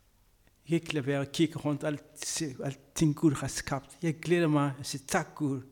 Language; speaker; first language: Danish; non-native, learner; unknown